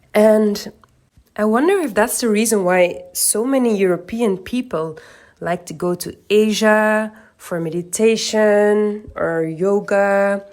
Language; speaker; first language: English; non-native, fluent; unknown